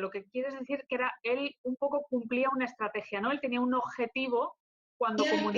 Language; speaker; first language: Spanish; native; Spanish